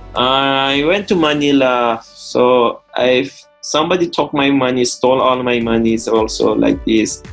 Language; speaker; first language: English; non-native, fluent; Persian